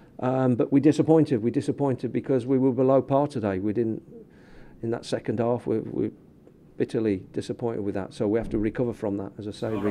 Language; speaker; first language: English; native; English